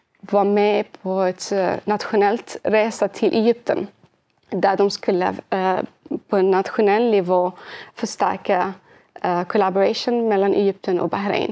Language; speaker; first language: Swedish; early bilingual, other home language; Arabic